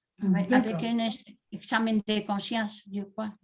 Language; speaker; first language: French; non-native, learner; Spanish